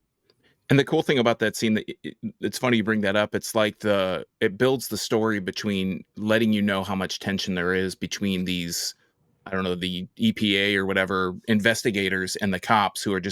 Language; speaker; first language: English; native; English